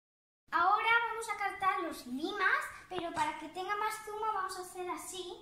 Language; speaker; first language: Spanish; non-native, learner; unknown